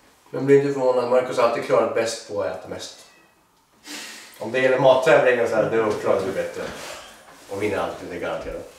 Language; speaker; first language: Swedish; native; Swedish